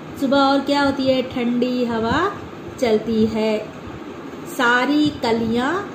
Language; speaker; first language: Hindi; non-native, local second language; Telugu